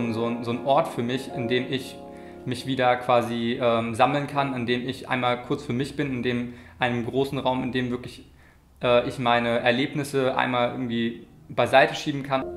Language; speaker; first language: German; native; German